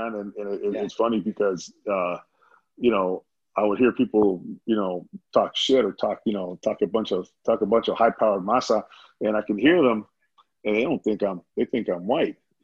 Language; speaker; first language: English; native; English